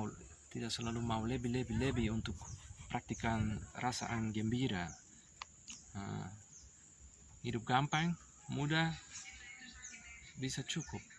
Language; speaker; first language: Indonesian; non-native, learner; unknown